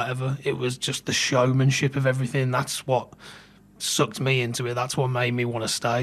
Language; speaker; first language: English; native; English